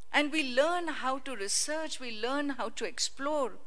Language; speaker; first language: English; non-native, local second language; Hindi